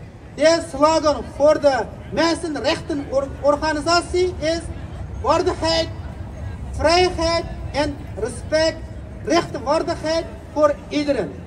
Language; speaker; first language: Dutch; non-native, fluent; Uyghur